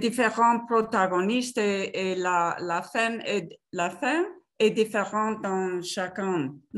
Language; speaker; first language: French; non-native, fluent; Spanish